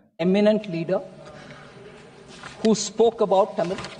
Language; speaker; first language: English; non-native, local second language; Tamil